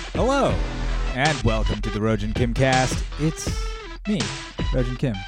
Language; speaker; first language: English; early bilingual, other home language; Korean